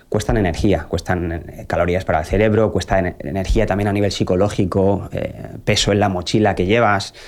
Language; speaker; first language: Spanish; native; Spanish